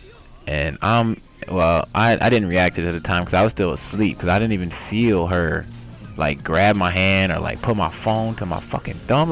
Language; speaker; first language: English; native; English